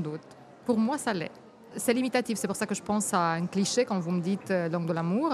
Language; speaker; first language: French; non-native, fluent; Romanian